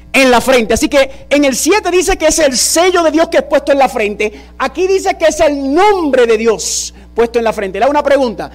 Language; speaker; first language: Spanish; early bilingual, heritage; Spanish